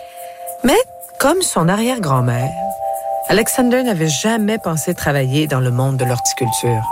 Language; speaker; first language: French; native; French